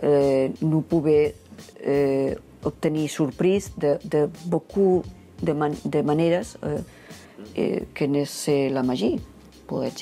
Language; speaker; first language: French; non-native, learner; Catalan